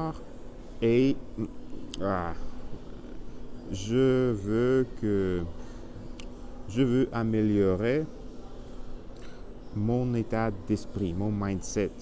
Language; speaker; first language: French; non-native, learner; Spanish